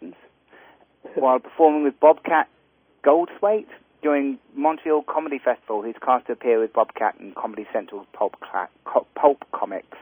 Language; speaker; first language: English; native; English